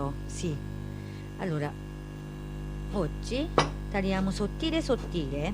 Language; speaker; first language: Italian; non-native, learner; Japanese